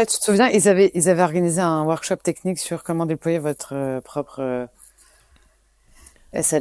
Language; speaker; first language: French; native; French